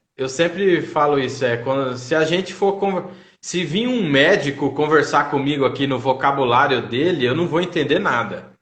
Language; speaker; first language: Portuguese; native; Portuguese